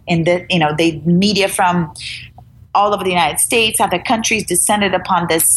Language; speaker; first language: English; non-native, fluent; Portuguese